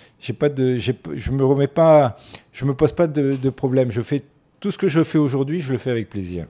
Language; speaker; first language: French; native; French